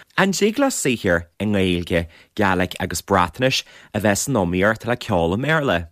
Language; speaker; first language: Irish; native; Irish